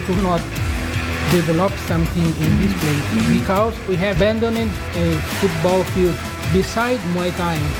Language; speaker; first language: English; non-native, learner; Portuguese